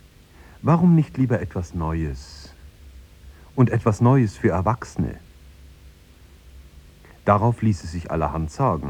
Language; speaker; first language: German; native; German